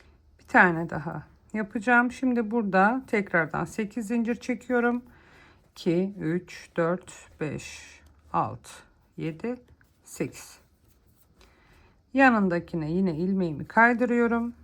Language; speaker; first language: Turkish; native; Turkish